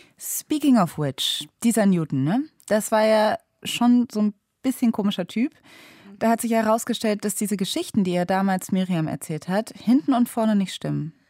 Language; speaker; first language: German; native; German